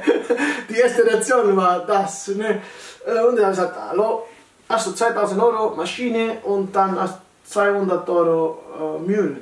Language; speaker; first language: German; non-native, learner; Italian